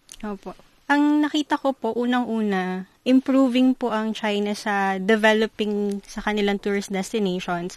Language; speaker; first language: Filipino; native; Filipino